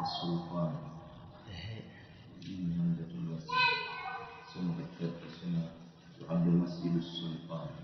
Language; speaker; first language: Arabic; non-native, learner; Swahili